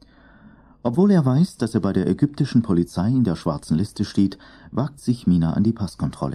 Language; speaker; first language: German; native; German